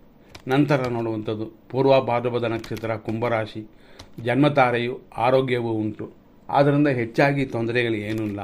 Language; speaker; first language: Kannada; native; Kannada